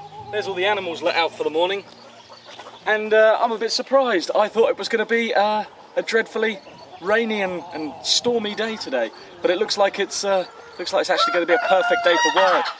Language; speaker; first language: English; native; English